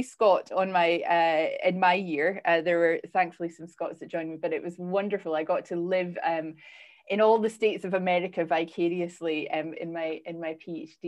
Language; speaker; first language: English; native; English